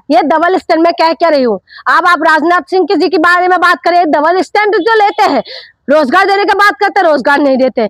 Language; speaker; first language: Hindi; non-native, local second language; Assamese